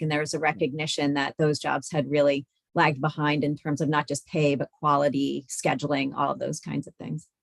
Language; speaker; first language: English; native; English